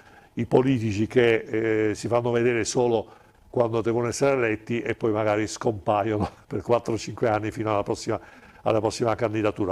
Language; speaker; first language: Italian; native; Italian